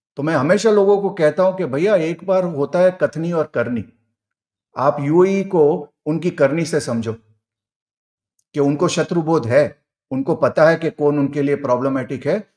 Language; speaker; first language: Hindi; non-native, local second language; Gujarati